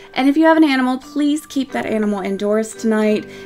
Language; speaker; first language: English; native; English